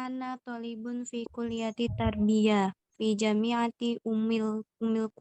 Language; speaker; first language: Arabic; non-native, learner; Indonesian